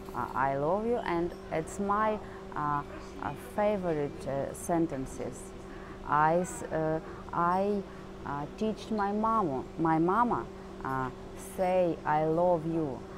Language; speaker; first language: English; non-native, learner; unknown